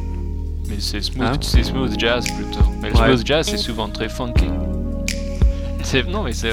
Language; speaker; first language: French; non-native, fluent; English